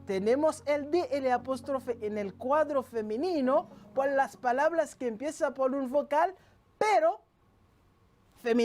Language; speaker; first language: Spanish; non-native, local second language; French